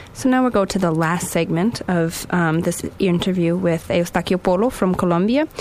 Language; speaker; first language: English; native; English